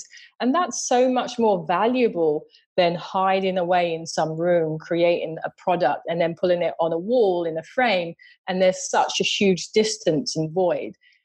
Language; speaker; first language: English; native; English